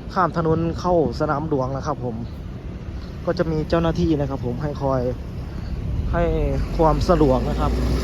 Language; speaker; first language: Thai; native; Thai